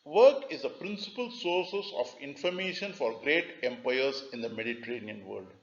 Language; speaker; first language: English; non-native, local second language; Tamil